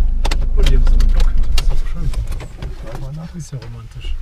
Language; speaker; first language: German; native; German